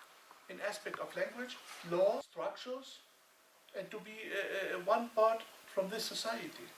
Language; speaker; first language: English; non-native, learner; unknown